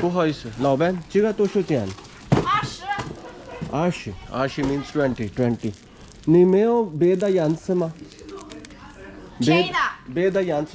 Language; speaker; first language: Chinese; non-native, learner; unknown